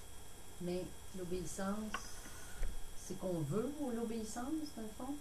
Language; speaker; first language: French; native; French